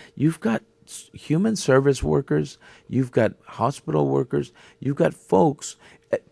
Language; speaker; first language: English; native; English